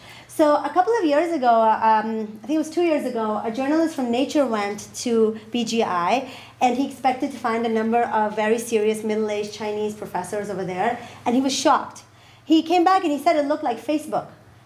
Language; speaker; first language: English; non-native, local second language; Urdu